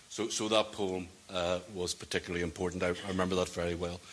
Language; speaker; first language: English; native; English